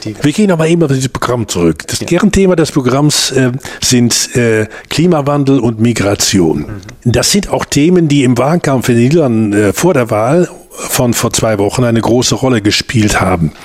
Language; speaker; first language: German; native; German